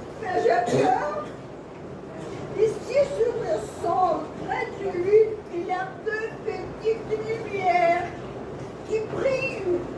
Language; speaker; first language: French; non-native, learner; Portuguese